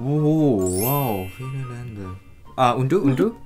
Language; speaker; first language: German; non-native, learner; Japanese